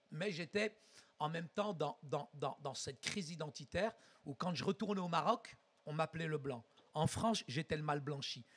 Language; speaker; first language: French; early bilingual, other home language; Arabic